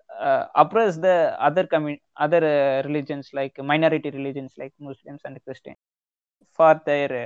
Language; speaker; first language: English; non-native, local second language; Tamil